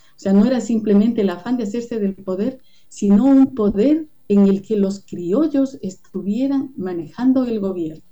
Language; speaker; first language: Spanish; native; Spanish